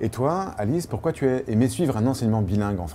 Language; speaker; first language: French; native; French